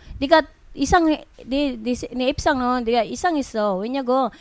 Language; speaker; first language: Korean; non-native, learner; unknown